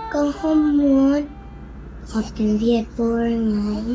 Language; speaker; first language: Vietnamese; early bilingual, heritage; Vietnamese